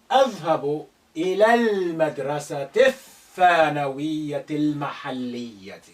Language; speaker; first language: Arabic; non-native, fluent; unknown